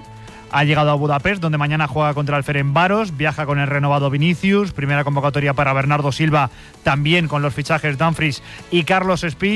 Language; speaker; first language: Spanish; native; Spanish